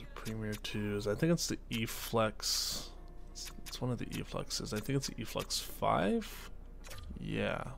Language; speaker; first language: English; native; English